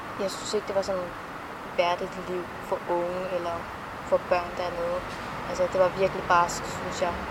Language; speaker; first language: Danish; early bilingual, other home language; Somali